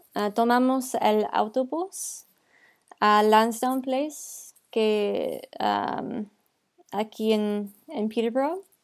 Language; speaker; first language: Spanish; non-native, learner; English